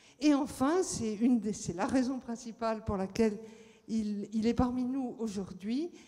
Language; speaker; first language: French; native; French